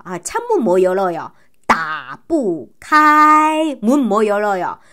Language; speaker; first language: Korean; non-native, fluent; Chinese